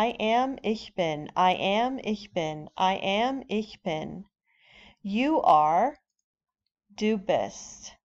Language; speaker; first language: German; non-native, fluent; English